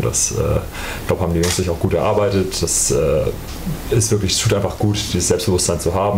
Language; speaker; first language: German; native; German